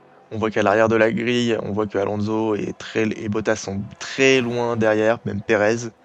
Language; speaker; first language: French; native; French